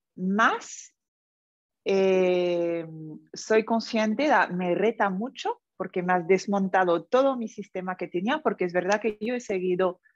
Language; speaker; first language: Spanish; non-native, fluent; French